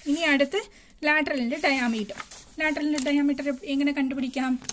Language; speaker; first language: Malayalam; native; Malayalam